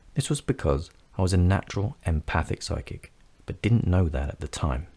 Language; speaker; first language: English; native; English